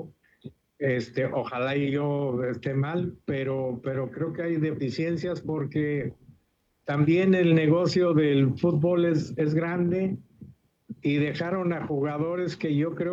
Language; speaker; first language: Spanish; native; Spanish